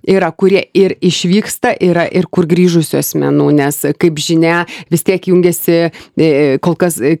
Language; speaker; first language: Lithuanian; native; Lithuanian